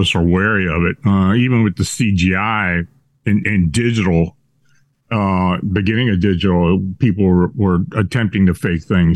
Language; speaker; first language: English; native; English